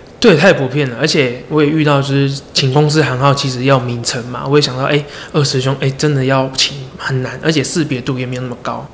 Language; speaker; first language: Chinese; native; Chinese